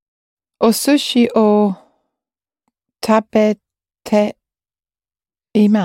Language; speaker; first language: Japanese; non-native, learner; English